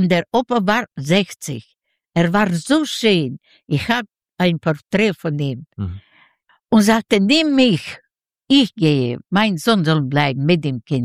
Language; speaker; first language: German; non-native, learner; Yiddish